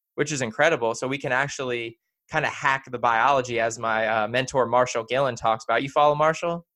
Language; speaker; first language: English; native; English